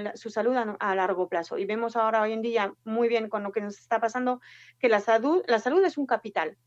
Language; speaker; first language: Spanish; non-native, fluent; French